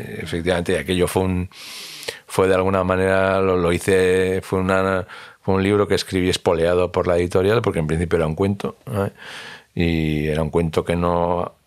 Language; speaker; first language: Spanish; native; Spanish